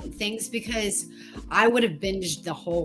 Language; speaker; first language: English; native; English